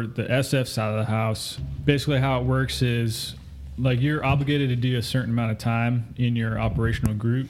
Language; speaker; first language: English; native; English